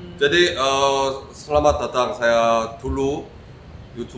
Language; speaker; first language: Indonesian; non-native, learner; Korean